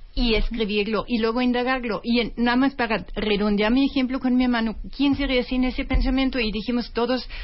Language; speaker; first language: Spanish; non-native, fluent; German